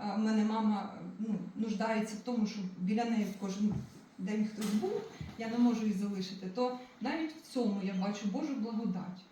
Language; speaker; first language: Ukrainian; non-native, local second language; Russian